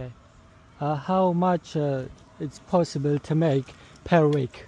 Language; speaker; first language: English; non-native, learner; Tajik